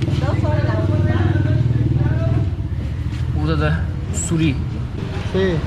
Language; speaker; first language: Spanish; non-native, learner; Turkish